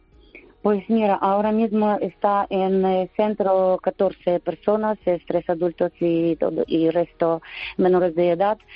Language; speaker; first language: Spanish; non-native, learner; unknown